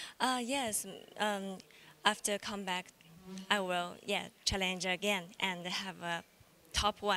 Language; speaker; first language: English; non-native, learner; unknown